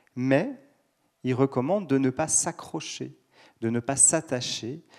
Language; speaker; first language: French; native; French